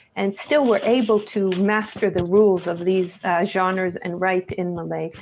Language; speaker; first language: English; early bilingual, other home language; Hebrew